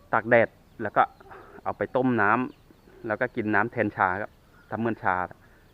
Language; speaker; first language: Thai; non-native, local second language; Northeastern Thai